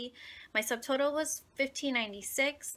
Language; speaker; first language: English; native; English